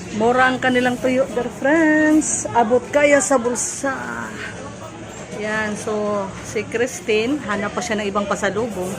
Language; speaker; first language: Filipino; non-native, local second language; Cebuano